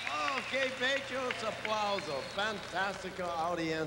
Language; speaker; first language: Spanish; non-native, learner; English